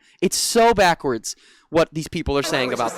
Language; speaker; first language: English; native; English